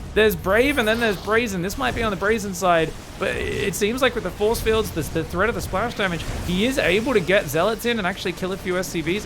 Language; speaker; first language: English; native; English